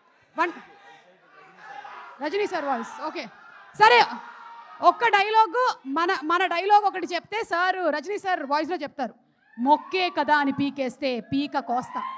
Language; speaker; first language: Telugu; native; Telugu